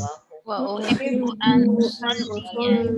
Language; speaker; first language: Arabic; non-native, learner; Indonesian